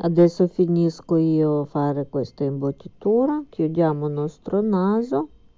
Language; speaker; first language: Italian; non-native, fluent; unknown